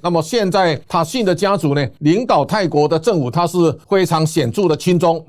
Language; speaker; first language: Chinese; native; Chinese